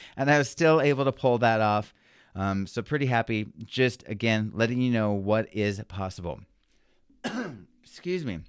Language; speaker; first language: English; native; English